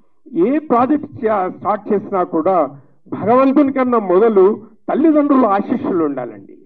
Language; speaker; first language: Telugu; native; Telugu